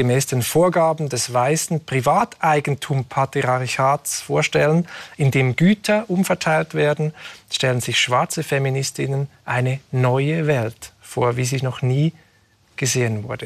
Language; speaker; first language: German; native; German